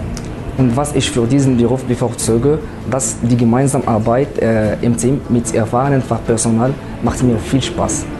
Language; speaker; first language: German; non-native, learner; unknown